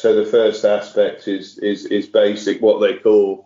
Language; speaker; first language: English; native; English